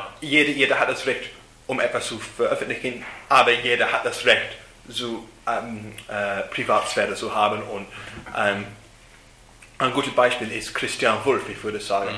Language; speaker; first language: German; non-native, learner; English